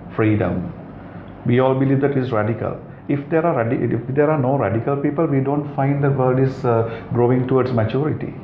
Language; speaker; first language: English; non-native, local second language; Sinhala